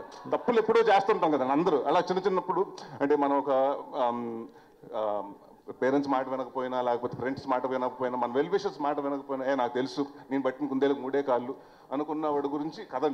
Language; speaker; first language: Telugu; native; Telugu